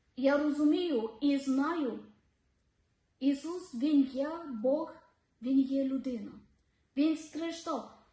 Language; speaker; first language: Ukrainian; non-native, learner; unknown